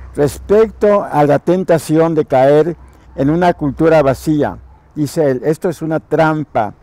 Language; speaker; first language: Spanish; native; Spanish